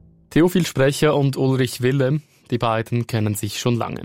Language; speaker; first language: German; native; German